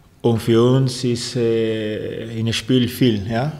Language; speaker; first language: German; non-native, learner; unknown